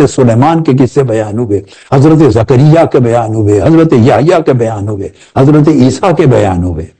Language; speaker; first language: Urdu; native; Urdu